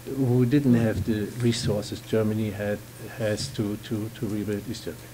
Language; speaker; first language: English; non-native, fluent; German